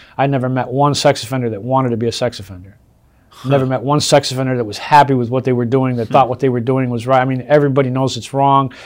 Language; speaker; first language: English; native; English